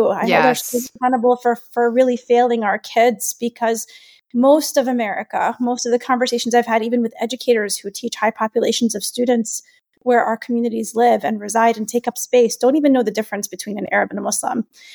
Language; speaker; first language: English; native; English